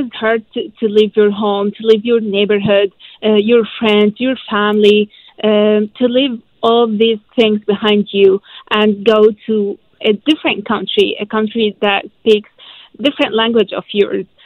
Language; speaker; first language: English; non-native, fluent; Arabic